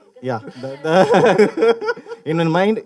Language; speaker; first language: Telugu; non-native, learner; Tamil